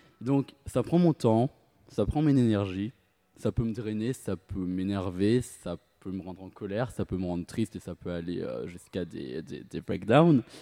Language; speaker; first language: French; native; French